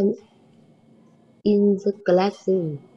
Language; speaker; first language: English; non-native, learner; Vietnamese